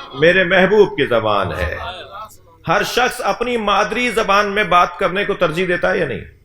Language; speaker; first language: Urdu; native; Urdu